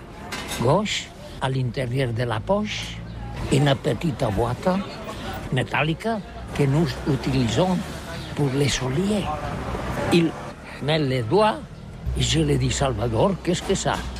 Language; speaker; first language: French; non-native, learner; Catalan